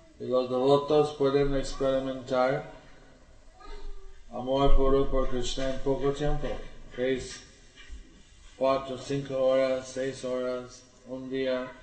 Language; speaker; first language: Spanish; non-native, learner; English